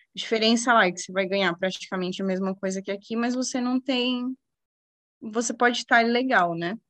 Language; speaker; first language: Portuguese; native; Portuguese